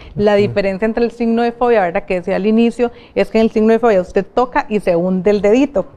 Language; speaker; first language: Spanish; native; Spanish